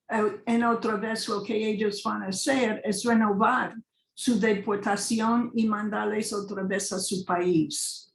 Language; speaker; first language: Spanish; non-native, fluent; English